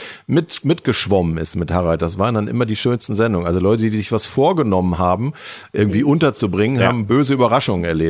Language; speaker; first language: German; native; German